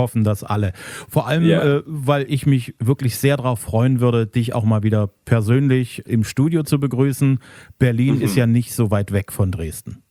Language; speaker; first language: German; native; German